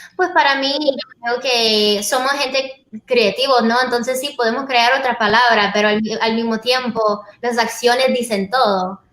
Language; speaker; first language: Spanish; early bilingual, heritage; Spanish